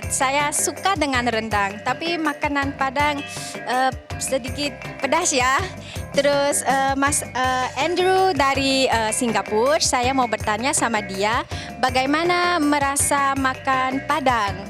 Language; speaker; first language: Indonesian; non-native, fluent; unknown